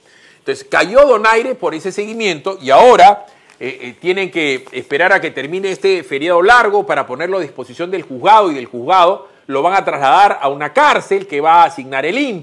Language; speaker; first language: Spanish; native; Spanish